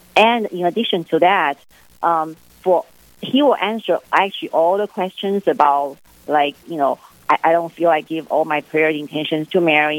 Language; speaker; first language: English; non-native, fluent; Chinese